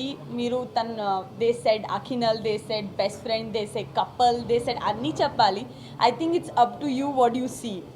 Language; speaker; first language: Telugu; non-native, learner; Gujarati